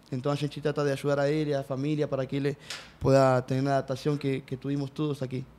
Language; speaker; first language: Portuguese; non-native, learner; Spanish